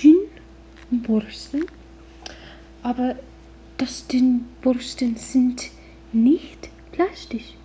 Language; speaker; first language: German; non-native, learner; English